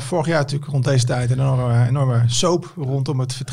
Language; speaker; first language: Dutch; native; Dutch